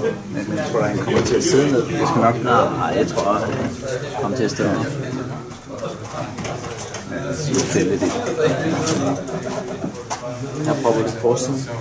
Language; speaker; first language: Danish; native; Danish